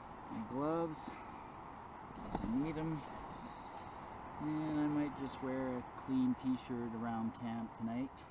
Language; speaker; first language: English; non-native, local second language; French